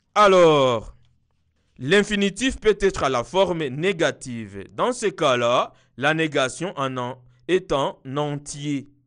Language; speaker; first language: French; non-native, local second language; Kinyarwanda